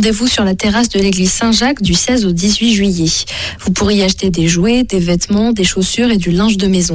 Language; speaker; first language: French; native; French